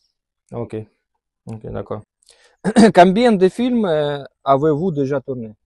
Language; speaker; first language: French; non-native, learner; Russian